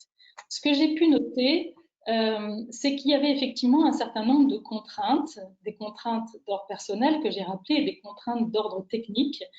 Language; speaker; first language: French; native; French